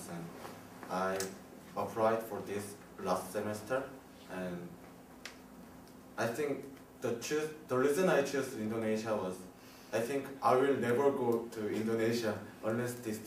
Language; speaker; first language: English; non-native, learner; Korean